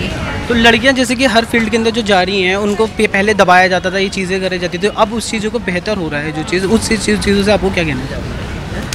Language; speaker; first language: Hindi; native; Hindi